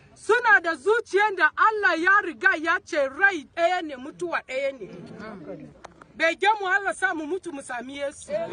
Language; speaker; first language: Hausa; non-native, local second language; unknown